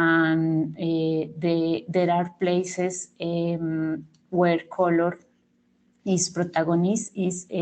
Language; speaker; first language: English; non-native, learner; Spanish